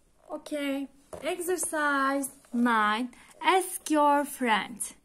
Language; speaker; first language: English; non-native, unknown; Turkish